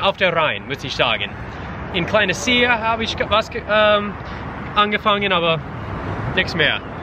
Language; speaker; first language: German; non-native, learner; English